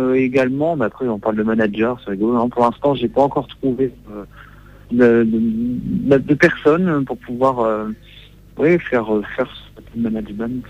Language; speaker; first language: French; native; French